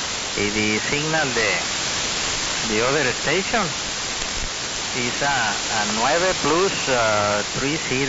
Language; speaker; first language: English; non-native, learner; Spanish